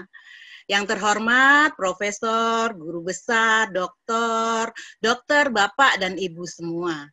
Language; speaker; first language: Indonesian; native; Indonesian